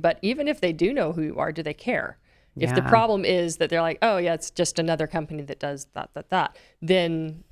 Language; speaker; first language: English; native; English